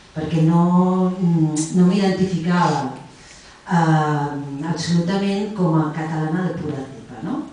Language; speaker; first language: Catalan; non-native, local second language; Spanish